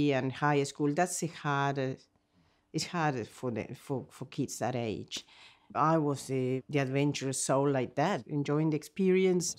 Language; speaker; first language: English; non-native, fluent; Spanish